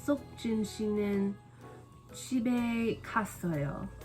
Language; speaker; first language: Korean; non-native, learner; English